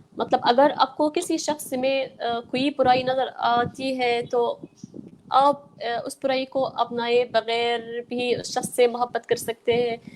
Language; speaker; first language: Urdu; non-native, fluent; Arabic